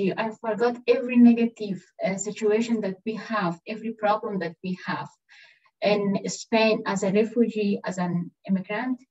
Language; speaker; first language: English; non-native, learner; Persian